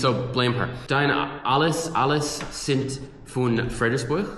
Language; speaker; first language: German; non-native, learner; English